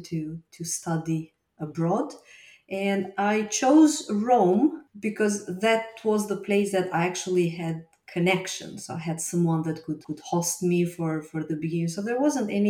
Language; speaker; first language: English; non-native, fluent; Albanian